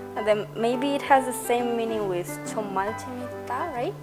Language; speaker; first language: English; non-native, fluent; Kazakh